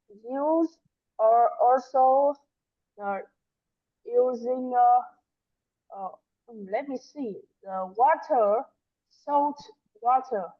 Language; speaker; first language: English; non-native, learner; Vietnamese